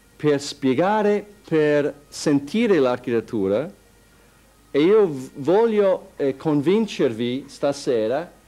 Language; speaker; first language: Italian; non-native, fluent; English